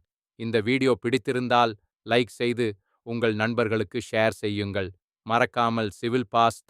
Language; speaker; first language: Tamil; native; Tamil